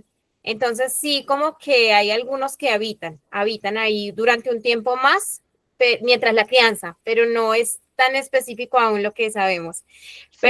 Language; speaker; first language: Spanish; native; Spanish